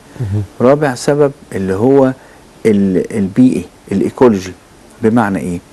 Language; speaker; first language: Arabic; native; Arabic